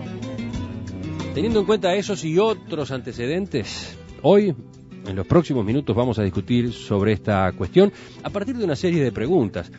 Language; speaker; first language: Spanish; native; Spanish